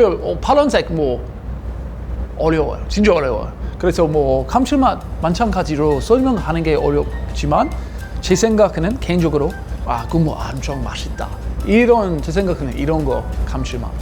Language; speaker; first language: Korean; non-native, learner; English